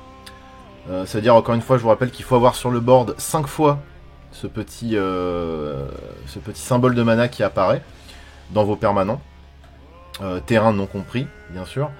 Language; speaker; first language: French; native; French